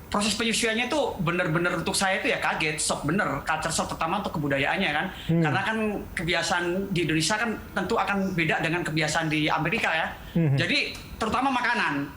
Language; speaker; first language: Indonesian; native; Indonesian